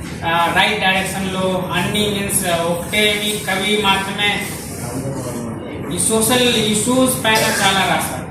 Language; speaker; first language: Telugu; non-native, learner; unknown